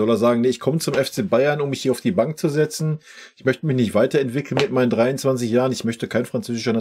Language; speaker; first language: German; native; German